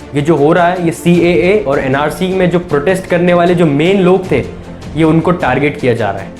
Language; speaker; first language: Hindi; native; Hindi